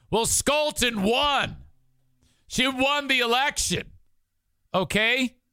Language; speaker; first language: English; native; English